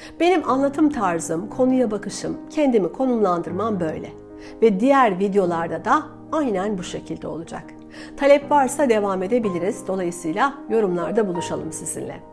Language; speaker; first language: Turkish; native; Turkish